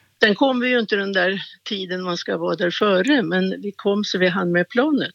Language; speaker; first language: Swedish; native; Swedish